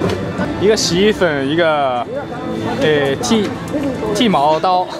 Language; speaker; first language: Chinese; non-native, fluent; Japanese